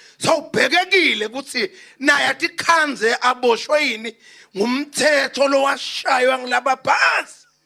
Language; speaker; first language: Zulu; non-native, local second language; Swati